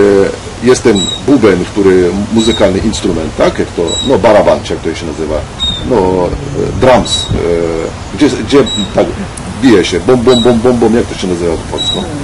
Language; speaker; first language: Polish; non-native, learner; Ukrainian